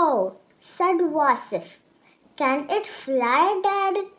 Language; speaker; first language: English; non-native, local second language; Urdu